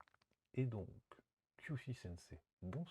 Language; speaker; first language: French; native; French